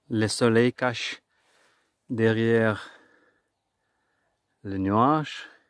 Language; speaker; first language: French; non-native, learner; Ukrainian